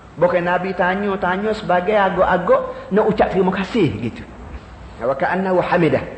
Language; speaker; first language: Malay; native; Malay